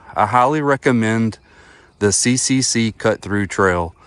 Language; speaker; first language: English; native; English